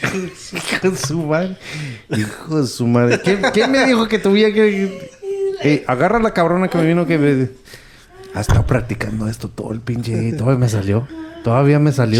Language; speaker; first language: Spanish; early bilingual, heritage; Spanish